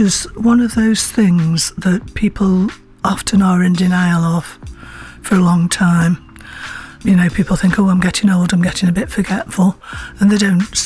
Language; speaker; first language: English; native; English